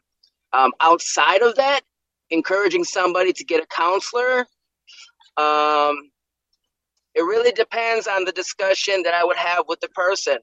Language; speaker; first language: English; native; English